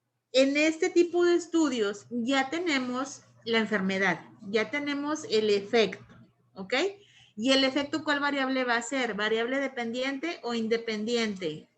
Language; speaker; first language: Spanish; native; Spanish